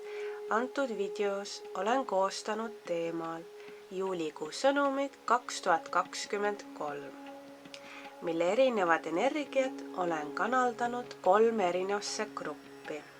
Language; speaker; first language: Estonian; native; Estonian